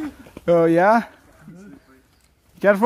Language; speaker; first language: English; non-native, learner; Indonesian